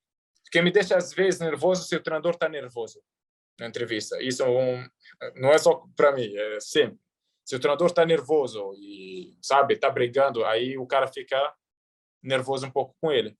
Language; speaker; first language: Portuguese; early bilingual, heritage; Arabic